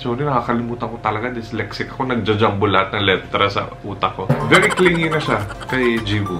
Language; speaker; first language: Filipino; native; Filipino